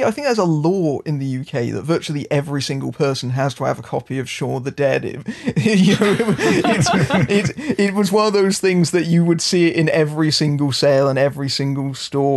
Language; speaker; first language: English; native; English